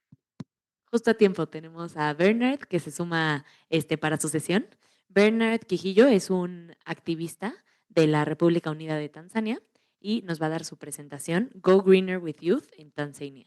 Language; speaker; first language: Spanish; native; Spanish